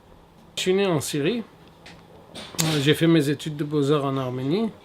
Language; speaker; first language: French; non-native, fluent; Armenian